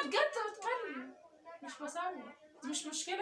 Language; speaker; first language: Arabic; native; Arabic